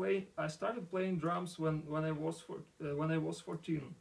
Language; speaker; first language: English; non-native, learner; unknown